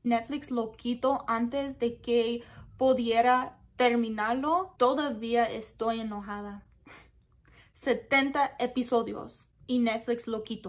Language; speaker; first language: Spanish; non-native, learner; English